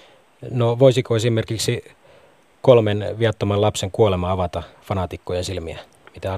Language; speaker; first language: Finnish; native; Finnish